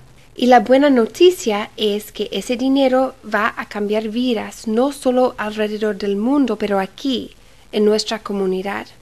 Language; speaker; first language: Spanish; early bilingual, heritage; Spanish